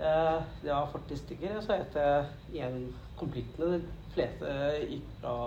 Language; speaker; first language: Norwegian; non-native, learner; Tamil